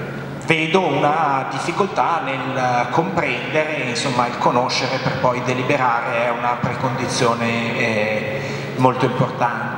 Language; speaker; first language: Italian; native; Italian